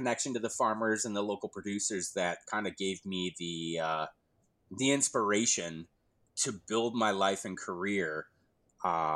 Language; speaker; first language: English; native; English